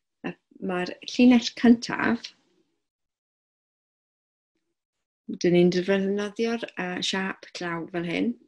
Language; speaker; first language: Welsh; non-native, local second language; English